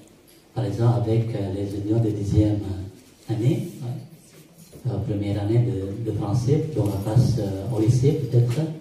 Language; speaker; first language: French; non-native, fluent; Indonesian